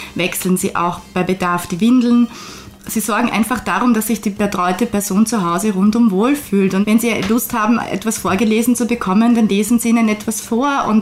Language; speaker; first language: German; non-native, fluent; Hungarian